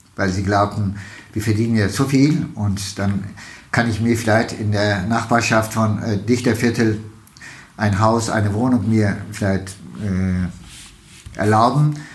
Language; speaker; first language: German; non-native, fluent; Turkish